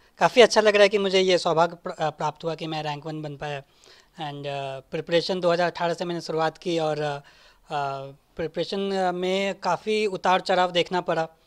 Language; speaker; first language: Hindi; native; Hindi